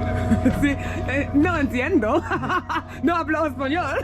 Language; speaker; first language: Spanish; non-native, learner; English